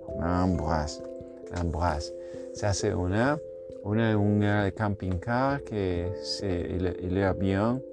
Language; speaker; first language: French; non-native, learner; Spanish